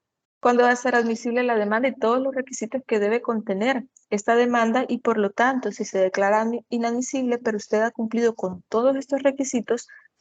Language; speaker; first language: Spanish; native; Spanish